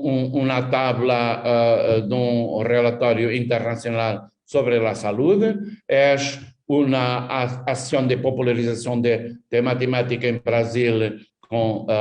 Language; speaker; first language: Spanish; non-native, fluent; Portuguese